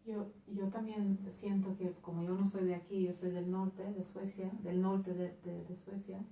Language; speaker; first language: Spanish; non-native, fluent; Swedish